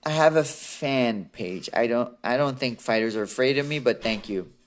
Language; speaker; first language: English; early bilingual, other home language; Assyrian Neo-Aramaic